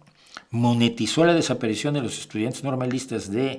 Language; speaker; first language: Spanish; native; Spanish